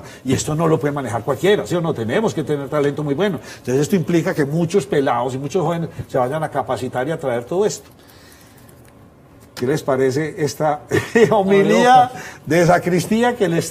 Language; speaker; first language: Spanish; native; Spanish